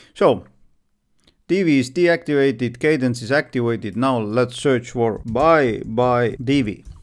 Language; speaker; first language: English; non-native, fluent; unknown